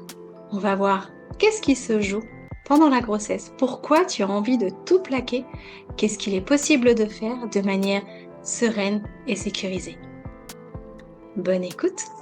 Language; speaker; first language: French; native; French